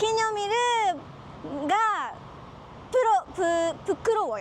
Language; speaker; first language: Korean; non-native, learner; Japanese